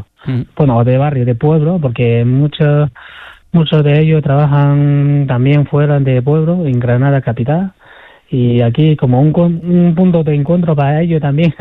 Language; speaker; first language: Spanish; non-native, fluent; Chinese